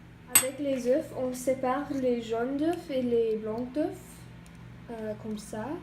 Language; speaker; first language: French; non-native, learner; English